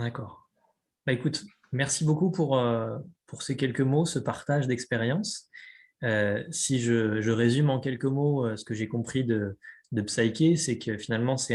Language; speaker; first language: French; native; French